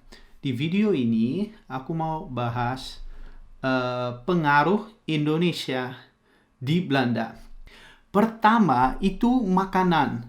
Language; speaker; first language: Indonesian; early bilingual, heritage; Dutch